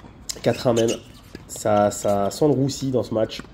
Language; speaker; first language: French; native; French